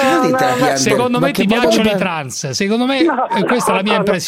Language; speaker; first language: Italian; native; Italian